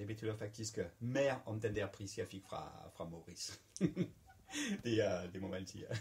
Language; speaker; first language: Danish; non-native, fluent; French